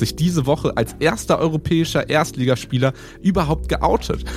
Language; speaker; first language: German; native; German